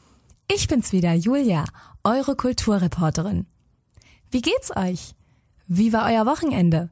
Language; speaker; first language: German; native; German